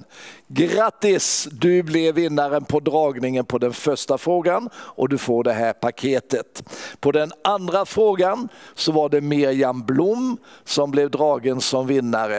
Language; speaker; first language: Swedish; native; Swedish